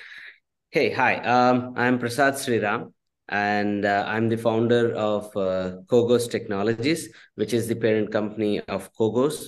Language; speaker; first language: English; non-native, local second language; Telugu